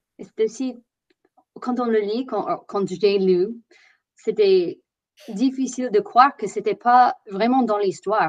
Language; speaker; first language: French; non-native, fluent; English